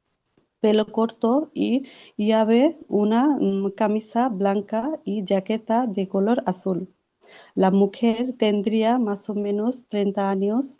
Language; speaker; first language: Spanish; non-native, learner; Urdu